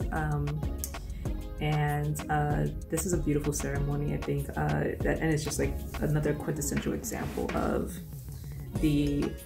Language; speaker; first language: English; native; English